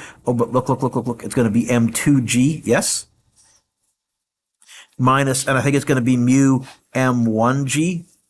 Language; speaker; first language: English; native; English